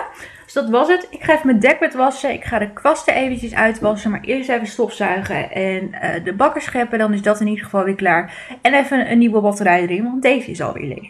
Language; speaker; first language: Dutch; native; Dutch